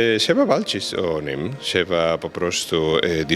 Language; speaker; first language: Polish; non-native, fluent; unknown